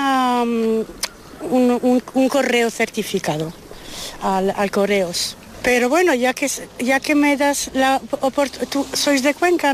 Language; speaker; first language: Spanish; early bilingual, heritage; Spanish